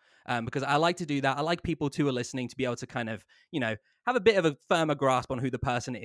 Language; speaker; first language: English; native; English